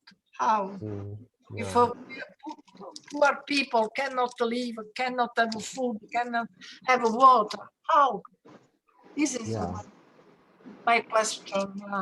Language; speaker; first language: English; non-native, learner; Italian